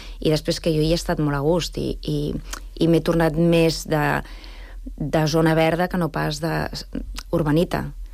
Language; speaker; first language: Catalan; non-native, local second language; Spanish